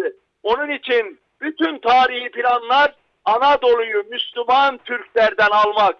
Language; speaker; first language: Turkish; native; Turkish